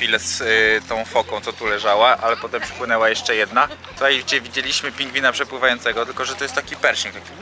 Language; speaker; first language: Polish; native; Polish